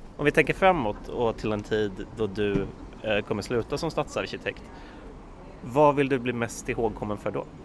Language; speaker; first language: Swedish; native; Swedish